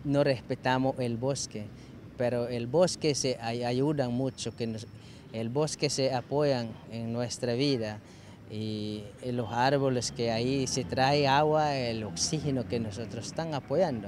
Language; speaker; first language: Spanish; non-native, local second language; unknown